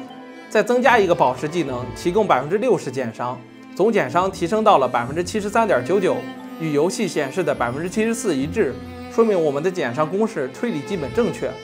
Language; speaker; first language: Chinese; native; Chinese